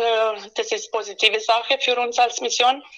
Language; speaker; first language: German; non-native, learner; Romanian